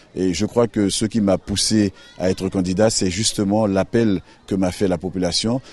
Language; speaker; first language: French; native; French